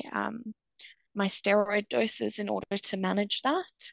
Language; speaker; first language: English; native; English